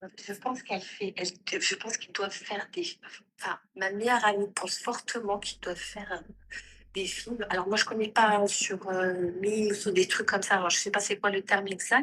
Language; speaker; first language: French; native; French